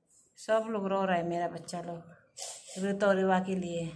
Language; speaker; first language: Hindi; non-native, local second language; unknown